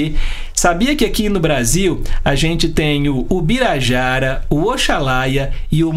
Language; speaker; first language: Portuguese; native; Portuguese